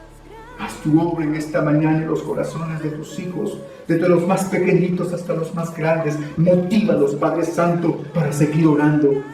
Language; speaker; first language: Spanish; native; Spanish